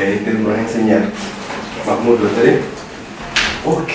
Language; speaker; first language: Spanish; non-native, learner; Haitian Creole